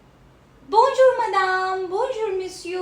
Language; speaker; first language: French; non-native, fluent; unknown